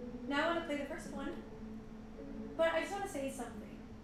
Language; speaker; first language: English; non-native, fluent; Spanish